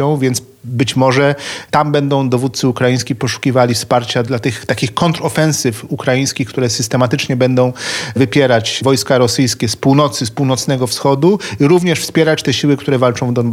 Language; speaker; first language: Polish; native; Polish